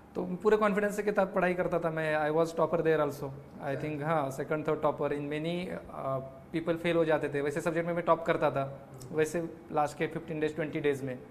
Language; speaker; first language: Hindi; non-native, local second language; Marathi